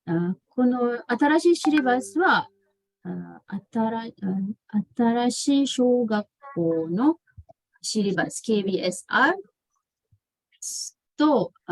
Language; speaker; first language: Japanese; non-native, fluent; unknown